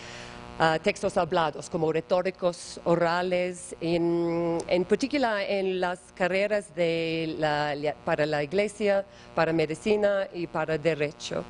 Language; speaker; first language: Spanish; non-native, learner; English